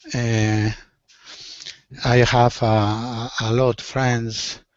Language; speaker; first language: English; non-native, learner; Spanish